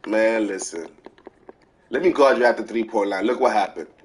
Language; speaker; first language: English; native; English